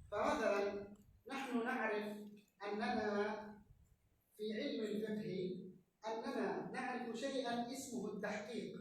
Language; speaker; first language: Arabic; native; Arabic